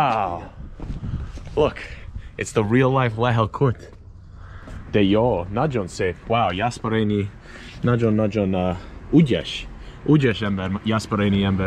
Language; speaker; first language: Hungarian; non-native, learner; English